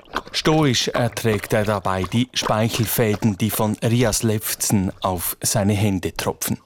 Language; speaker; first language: German; native; German